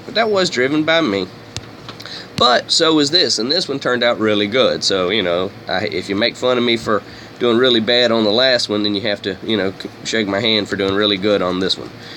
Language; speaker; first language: English; native; English